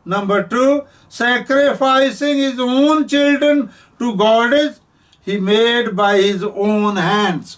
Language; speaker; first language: English; non-native, local second language; Punjabi